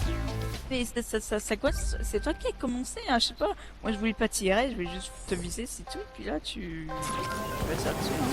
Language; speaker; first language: French; native; French